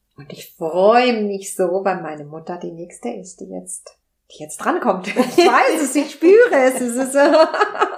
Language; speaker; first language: German; non-native, fluent; Spanish